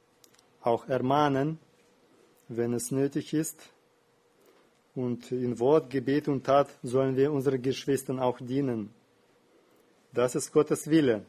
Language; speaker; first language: German; non-native, fluent; Russian